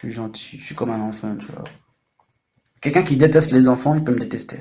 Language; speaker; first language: French; native; French